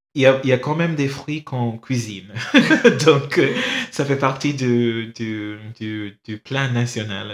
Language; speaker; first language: French; non-native, fluent; English